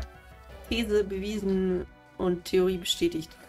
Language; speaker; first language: German; native; German